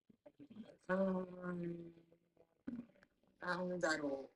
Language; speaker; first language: Japanese; non-native, fluent; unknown